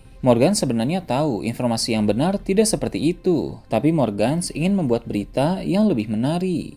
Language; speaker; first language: Indonesian; native; Indonesian